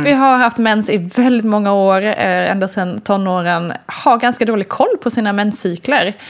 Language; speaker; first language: Swedish; native; Swedish